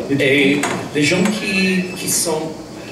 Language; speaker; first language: French; non-native, fluent; English